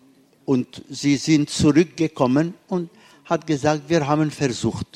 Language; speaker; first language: German; non-native, fluent; Arabic